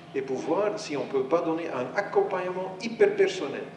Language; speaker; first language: French; non-native, local second language; Dutch